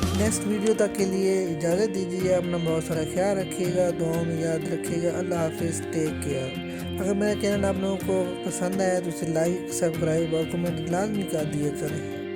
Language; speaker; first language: Urdu; non-native, local second language; Punjabi